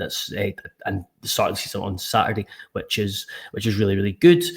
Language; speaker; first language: English; native; English